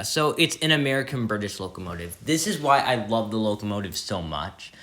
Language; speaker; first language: English; native; English